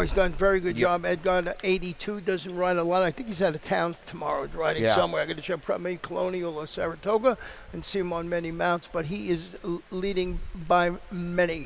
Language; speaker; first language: English; native; English